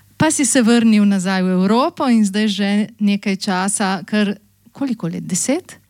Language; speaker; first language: Slovenian; native; Slovenian